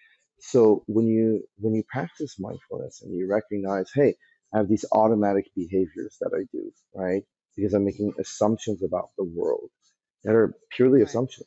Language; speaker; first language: English; early bilingual, other home language; Persian